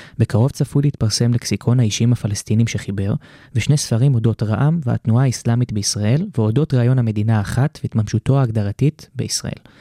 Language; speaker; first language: Hebrew; native; Hebrew